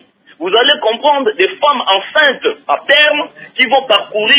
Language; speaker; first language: French; non-native, local second language; Lingala